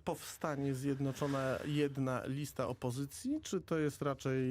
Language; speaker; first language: Polish; native; Polish